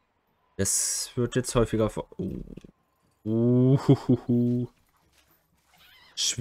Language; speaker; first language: German; native; German